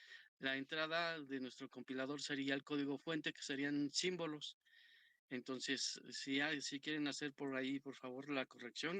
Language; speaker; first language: Spanish; native; Spanish